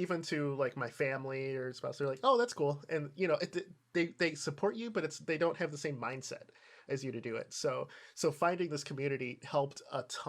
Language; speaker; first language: English; native; English